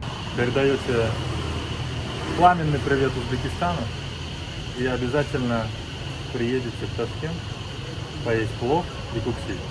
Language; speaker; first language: Russian; non-native, fluent; Uzbek